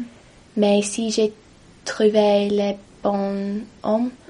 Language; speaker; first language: French; non-native, learner; English